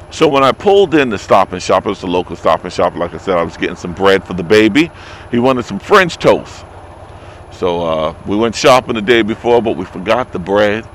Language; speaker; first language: English; native; English